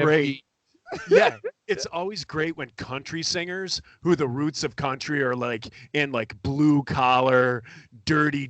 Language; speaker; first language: English; native; English